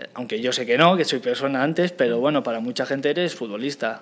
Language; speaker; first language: Spanish; native; Spanish